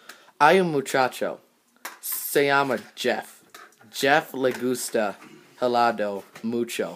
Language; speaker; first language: Spanish; non-native, learner; English